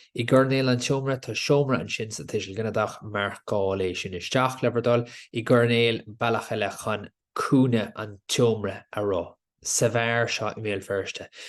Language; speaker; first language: Irish; native; Irish